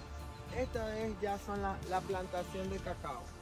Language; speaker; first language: Spanish; native; Spanish